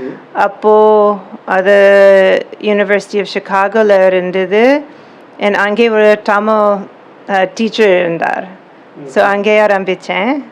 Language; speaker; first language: Tamil; non-native, learner; English